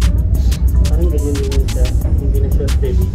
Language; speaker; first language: Filipino; non-native, learner; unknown